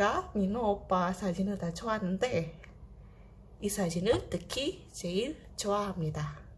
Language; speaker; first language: Korean; non-native, fluent; Indonesian